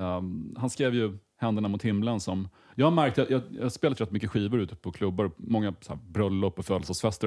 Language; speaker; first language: Swedish; native; Swedish